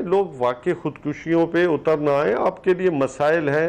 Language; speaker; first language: Urdu; non-native, local second language; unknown